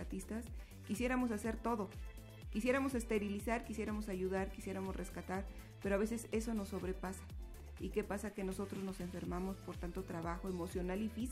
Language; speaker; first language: Spanish; native; Spanish